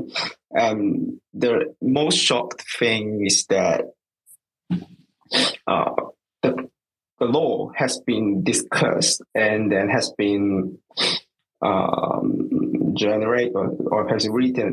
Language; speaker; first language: English; non-native, local second language; Cantonese